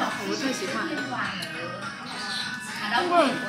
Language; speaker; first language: Chinese; non-native, fluent; Vietnamese